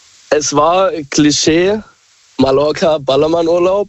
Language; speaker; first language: German; native; German